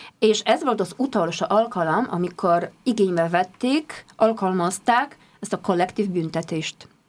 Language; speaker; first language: Hungarian; non-native, fluent; Polish